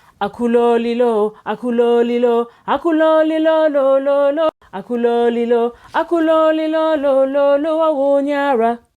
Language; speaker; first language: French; early bilingual, other home language; Lingala